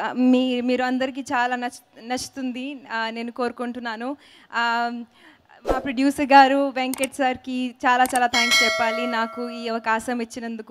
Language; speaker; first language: Telugu; non-native, fluent; Hindi